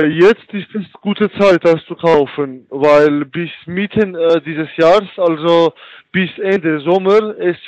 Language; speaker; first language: German; non-native, learner; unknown